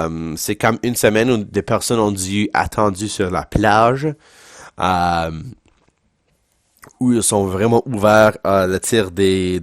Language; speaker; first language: French; non-native, local second language; English